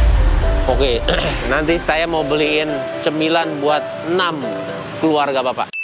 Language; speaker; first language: Indonesian; native; Indonesian